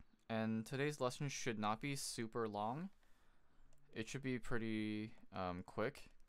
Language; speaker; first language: English; native; English